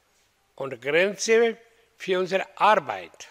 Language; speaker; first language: German; non-native, learner; Hindi